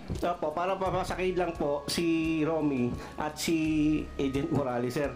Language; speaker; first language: Filipino; non-native, local second language; Cebuano